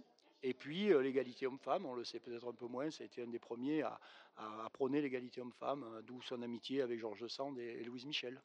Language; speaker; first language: French; native; French